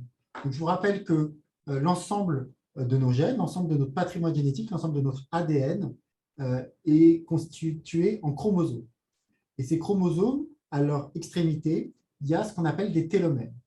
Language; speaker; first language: French; native; French